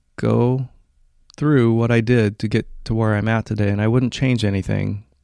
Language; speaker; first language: English; native; English